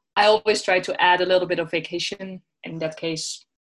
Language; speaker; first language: English; non-native, fluent; Dutch